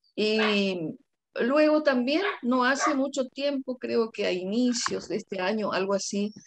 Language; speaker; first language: Spanish; non-native, local second language; Guarani